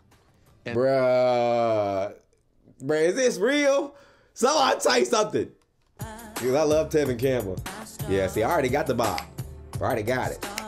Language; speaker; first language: English; native; English